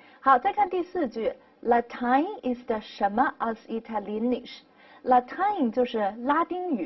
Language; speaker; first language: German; non-native, fluent; Chinese